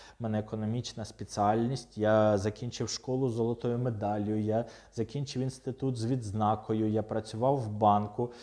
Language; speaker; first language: Ukrainian; non-native, local second language; Russian